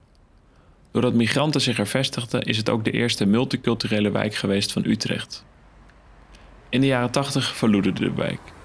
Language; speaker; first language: Dutch; native; Dutch